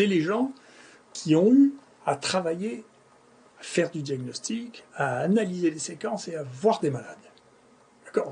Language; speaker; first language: French; native; French